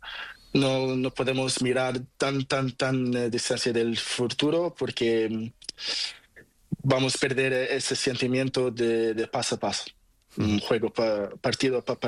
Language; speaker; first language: Spanish; non-native, learner; Portuguese